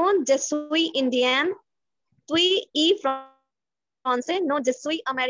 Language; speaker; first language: French; non-native, learner; Hindi